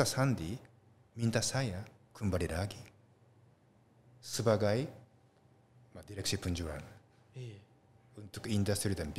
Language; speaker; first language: Indonesian; non-native, learner; Japanese